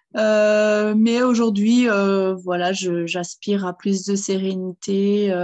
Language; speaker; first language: French; early bilingual, other home language; German